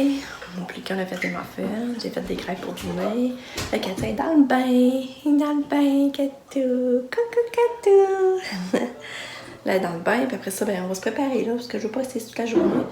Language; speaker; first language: French; native; French